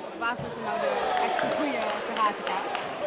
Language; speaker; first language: Dutch; native; Dutch